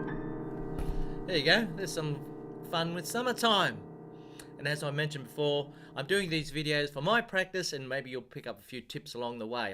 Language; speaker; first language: English; native; English